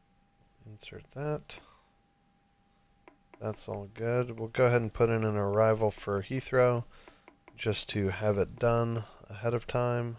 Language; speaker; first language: English; native; English